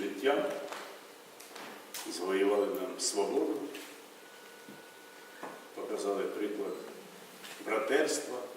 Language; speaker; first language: Ukrainian; native; Ukrainian